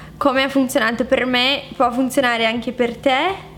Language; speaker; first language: Italian; non-native, fluent; Portuguese